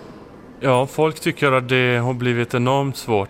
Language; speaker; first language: Swedish; non-native, fluent; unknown